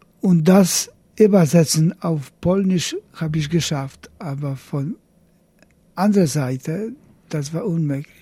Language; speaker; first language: German; non-native, learner; Polish